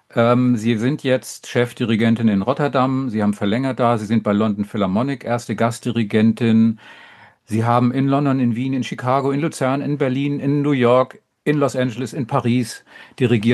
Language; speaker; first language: German; native; German